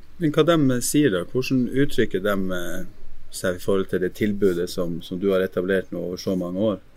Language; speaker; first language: Norwegian; native; Norwegian